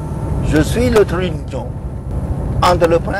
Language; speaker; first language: French; non-native, local second language; Khmer